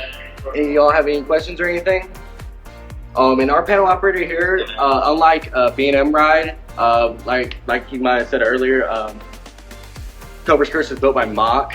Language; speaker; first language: English; native; English